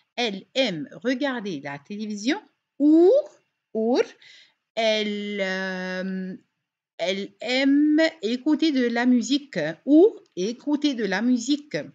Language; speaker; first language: French; non-native, fluent; Arabic